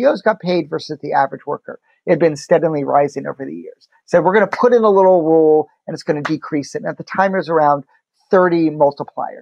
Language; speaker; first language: English; native; English